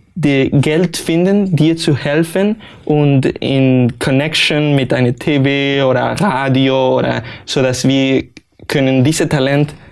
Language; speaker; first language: German; non-native, learner; Spanish